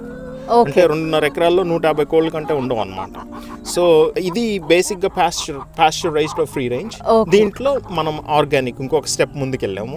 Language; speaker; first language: Telugu; native; Telugu